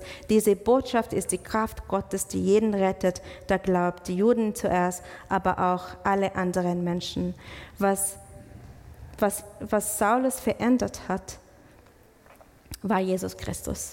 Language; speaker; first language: German; non-native, fluent; English